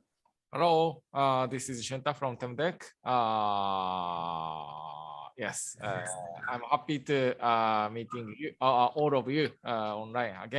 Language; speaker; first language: English; non-native, learner; Japanese